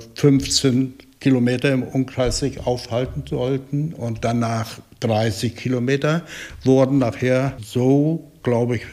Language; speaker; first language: German; native; German